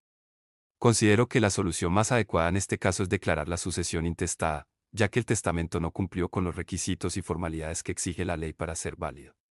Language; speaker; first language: Spanish; native; Spanish